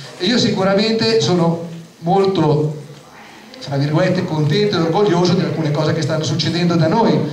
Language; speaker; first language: Italian; native; Italian